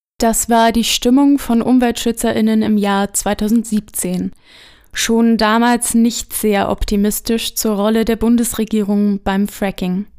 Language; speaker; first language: German; native; German